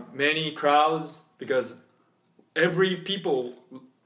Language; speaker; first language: English; non-native, learner; Japanese